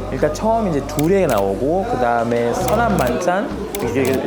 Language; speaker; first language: Korean; native; Korean